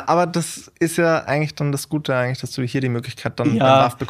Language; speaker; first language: German; native; German